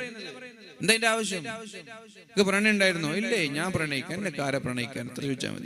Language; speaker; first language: Malayalam; native; Malayalam